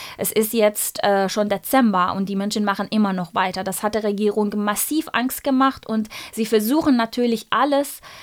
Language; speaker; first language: German; non-native, fluent; Persian